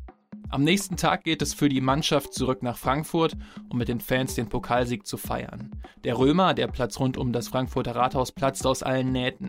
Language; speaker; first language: German; native; German